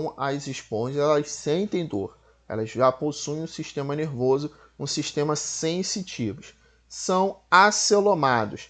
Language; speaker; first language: Portuguese; native; Portuguese